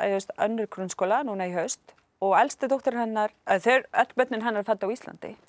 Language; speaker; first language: Icelandic; non-native, fluent; Arabic